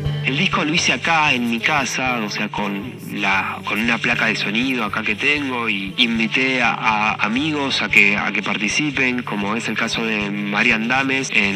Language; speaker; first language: Spanish; native; Spanish